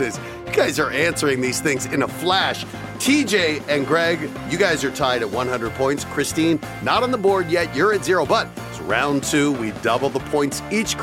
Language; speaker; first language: English; native; English